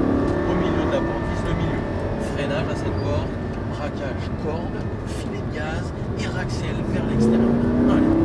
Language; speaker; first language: French; native; French